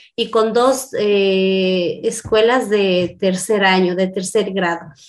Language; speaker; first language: Spanish; non-native, local second language; Quechua